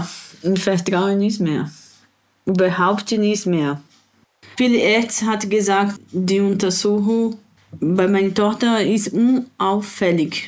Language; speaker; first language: German; non-native, learner; Portuguese